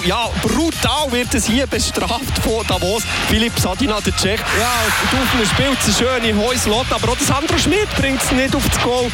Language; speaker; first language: German; native; German